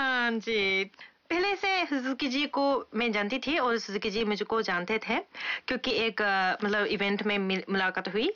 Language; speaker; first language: Hindi; non-native, fluent; Japanese